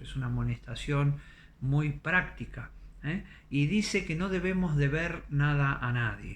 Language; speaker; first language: Spanish; native; Spanish